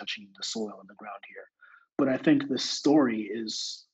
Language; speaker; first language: English; non-native, local second language; Yoruba